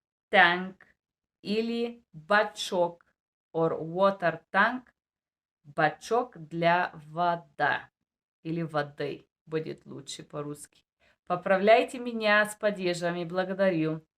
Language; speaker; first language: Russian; non-native, learner; Bulgarian